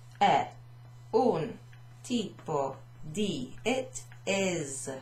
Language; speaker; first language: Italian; non-native, fluent; English